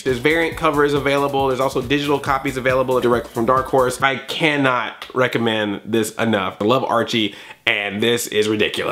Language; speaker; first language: English; native; English